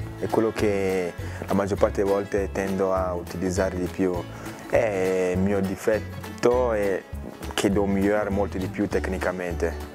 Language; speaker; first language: Italian; early bilingual, other home language; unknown